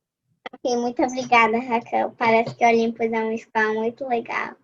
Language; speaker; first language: Portuguese; early bilingual, heritage; Portuguese